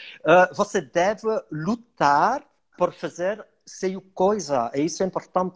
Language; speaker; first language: Portuguese; non-native, learner; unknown